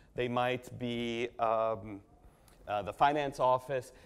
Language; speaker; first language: English; native; English